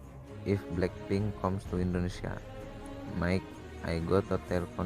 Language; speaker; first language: English; non-native, learner; Indonesian